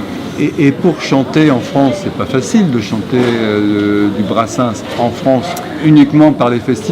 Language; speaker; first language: French; native; French